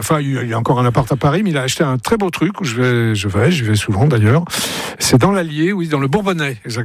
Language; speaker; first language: French; native; French